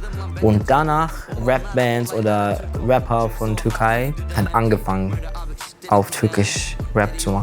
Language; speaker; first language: German; non-native, learner; Turkish